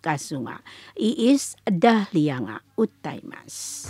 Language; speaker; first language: Japanese; non-native, fluent; Indonesian